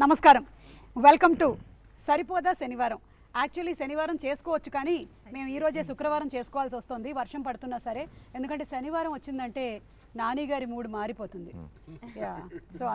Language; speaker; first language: Telugu; native; Telugu